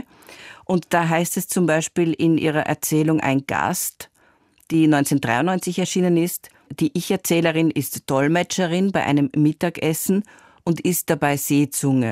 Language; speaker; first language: German; native; German